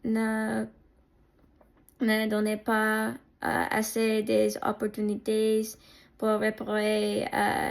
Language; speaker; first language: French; non-native, learner; English